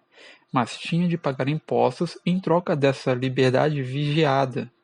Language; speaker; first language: Portuguese; native; Portuguese